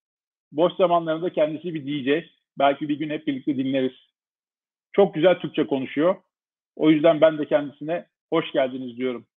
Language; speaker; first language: Turkish; native; Turkish